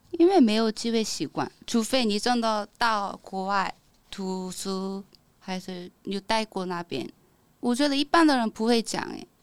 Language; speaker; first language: Chinese; non-native, fluent; Korean